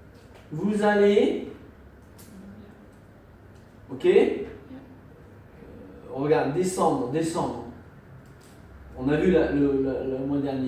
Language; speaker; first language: French; non-native, fluent; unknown